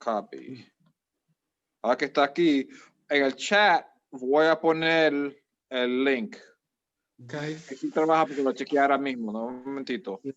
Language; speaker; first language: Spanish; early bilingual, heritage; Spanish